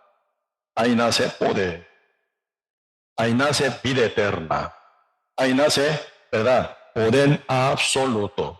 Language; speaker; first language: Spanish; non-native, learner; Korean